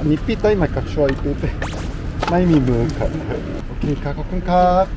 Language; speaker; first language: Thai; non-native, learner; Korean